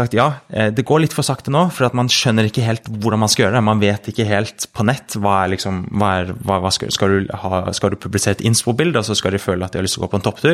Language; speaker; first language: Norwegian; native; Norwegian